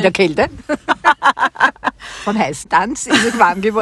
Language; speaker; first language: German; native; German